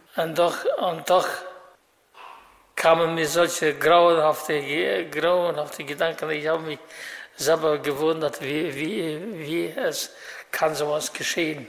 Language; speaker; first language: German; non-native, fluent; Russian